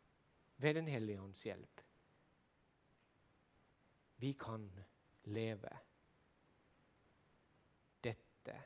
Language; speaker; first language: Swedish; non-native, local second language; Finnish